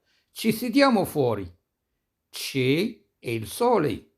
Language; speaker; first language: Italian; non-native, fluent; Arabic